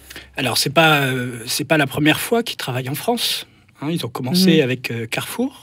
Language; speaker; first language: French; native; French